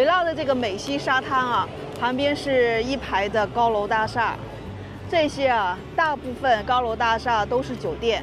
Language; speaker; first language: Chinese; native; Chinese